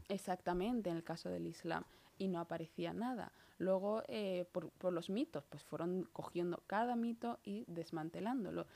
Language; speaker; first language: Spanish; early bilingual, other home language; Somali